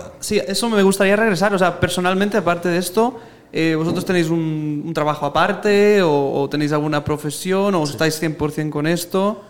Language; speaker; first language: Spanish; native; Spanish